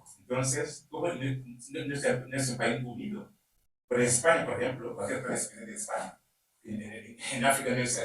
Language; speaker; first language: Spanish; non-native, learner; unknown